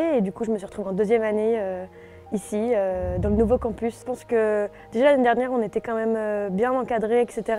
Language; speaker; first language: French; native; French